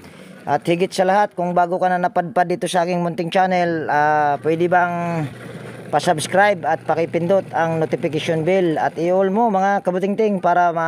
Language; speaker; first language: Filipino; native; Filipino